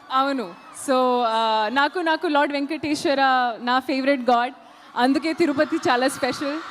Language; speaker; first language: Telugu; non-native, learner; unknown